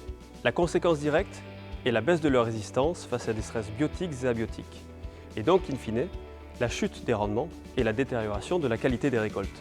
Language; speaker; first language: French; native; French